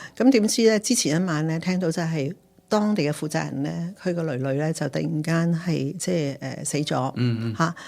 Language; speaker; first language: Cantonese; native; Cantonese